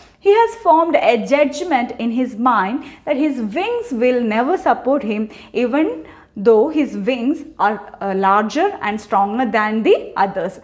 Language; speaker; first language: English; non-native, local second language; Malayalam